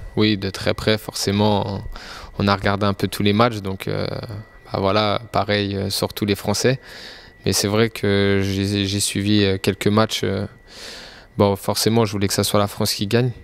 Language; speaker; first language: French; native; French